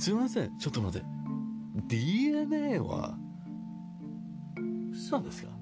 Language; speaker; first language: Japanese; non-native, learner; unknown